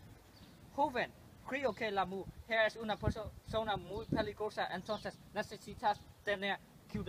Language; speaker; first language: Spanish; non-native, learner; English